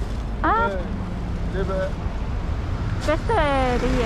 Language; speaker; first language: Italian; non-native, learner; Filipino